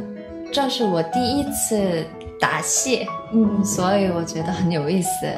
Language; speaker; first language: Chinese; non-native, learner; Korean